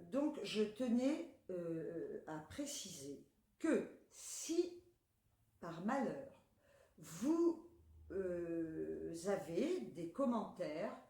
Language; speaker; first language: French; native; French